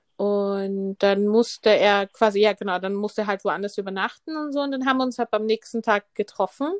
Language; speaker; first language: German; early bilingual, other home language; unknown